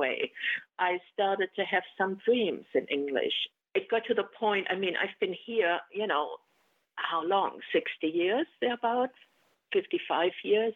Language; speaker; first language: English; non-native, fluent; German